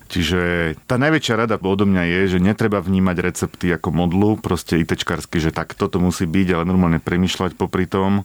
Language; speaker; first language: Slovak; native; Slovak